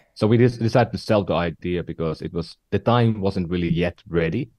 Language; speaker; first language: English; non-native, fluent; Finnish